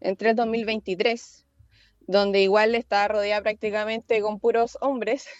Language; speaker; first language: Spanish; native; Spanish